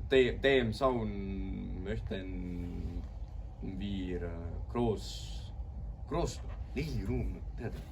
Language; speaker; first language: German; non-native, learner; Estonian